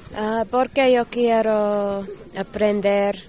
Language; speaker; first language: Spanish; non-native, learner; English